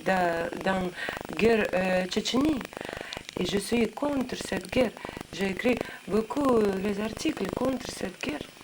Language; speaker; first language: French; non-native, learner; Russian